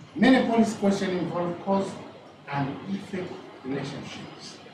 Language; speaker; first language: English; non-native, local second language; Swahili